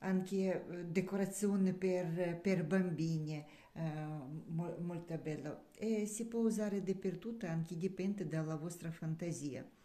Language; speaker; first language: Italian; non-native, learner; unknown